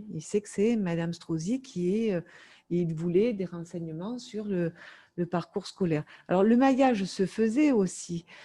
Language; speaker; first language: French; native; French